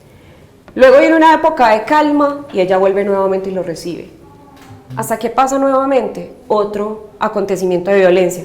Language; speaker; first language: Spanish; native; Spanish